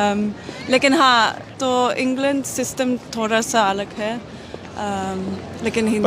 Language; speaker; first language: Hindi; non-native, learner; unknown